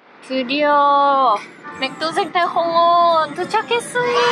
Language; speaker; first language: Korean; non-native, learner; Thai